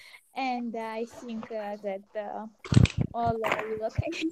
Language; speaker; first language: English; non-native, learner; Italian